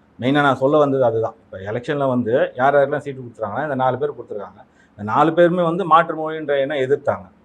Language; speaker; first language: Tamil; non-native, local second language; Telugu